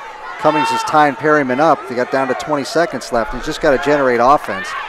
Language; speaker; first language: English; native; English